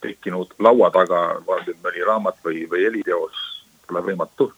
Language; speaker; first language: Estonian; native; Estonian